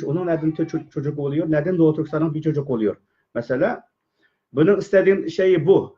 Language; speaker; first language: Turkish; non-native, learner; Uyghur